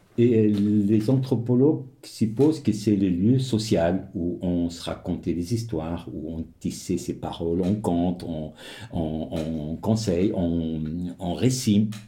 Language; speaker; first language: French; non-native, local second language; Arabic